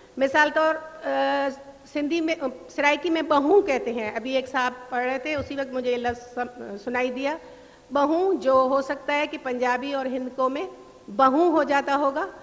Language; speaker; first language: Urdu; non-native, local second language; Sindhi